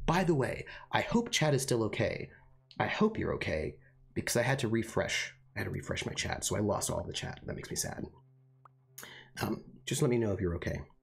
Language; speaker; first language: English; native; English